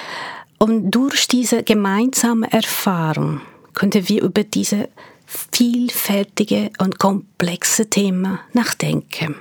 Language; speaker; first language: German; non-native, fluent; Portuguese